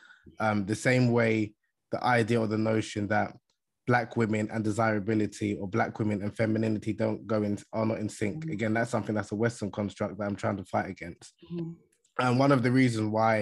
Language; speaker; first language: English; native; English